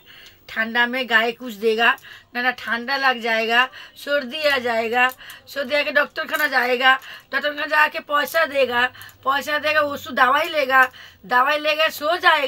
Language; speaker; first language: Hindi; non-native, local second language; Bangla